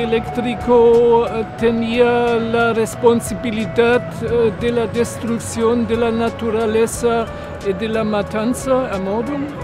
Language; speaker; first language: Spanish; non-native, learner; German